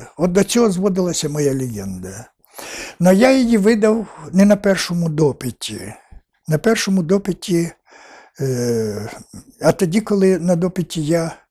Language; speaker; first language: Ukrainian; native; Ukrainian